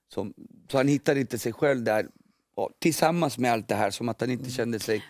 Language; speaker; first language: Swedish; early bilingual, other home language; Spanish